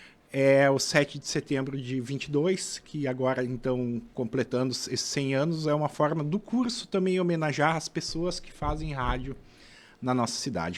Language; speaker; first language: Portuguese; native; Portuguese